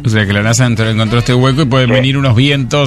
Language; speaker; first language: Spanish; native; Spanish